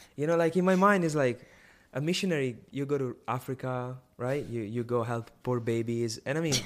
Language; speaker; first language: English; non-native, fluent; Italian